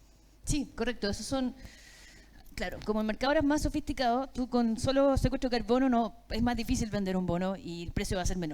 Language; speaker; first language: Spanish; native; Spanish